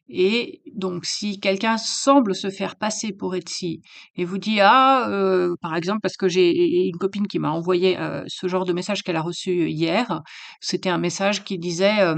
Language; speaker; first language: French; native; French